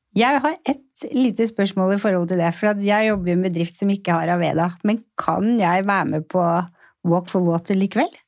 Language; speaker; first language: Norwegian; native; Norwegian